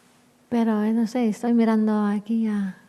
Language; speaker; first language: Spanish; non-native, fluent; Welsh